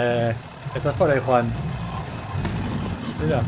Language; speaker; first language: Spanish; native; Spanish